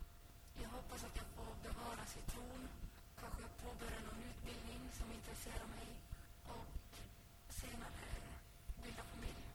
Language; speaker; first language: Swedish; early bilingual, other home language; Finnish